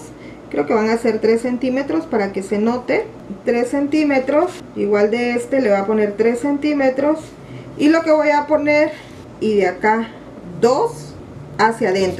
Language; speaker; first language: Spanish; native; Spanish